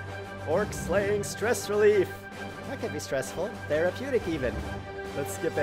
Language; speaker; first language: English; native; English